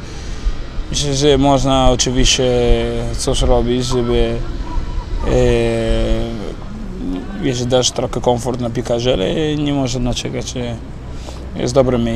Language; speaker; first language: Polish; non-native, learner; Italian